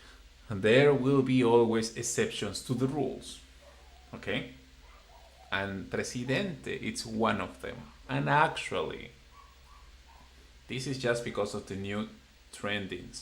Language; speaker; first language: English; non-native, fluent; Spanish